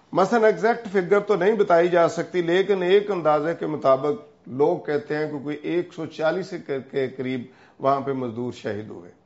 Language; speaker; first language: Urdu; non-native, local second language; Punjabi